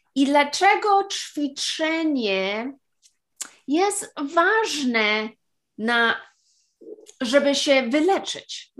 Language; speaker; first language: Polish; early bilingual, heritage; Polish